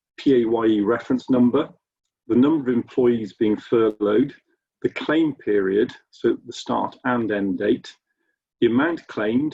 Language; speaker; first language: English; native; English